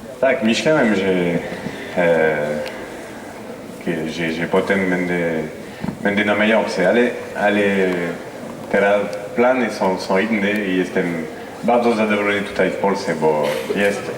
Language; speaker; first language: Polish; non-native, learner; French